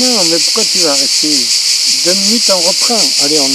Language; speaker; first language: French; native; French